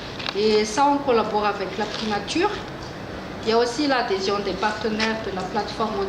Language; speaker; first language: French; non-native, local second language; Malagasy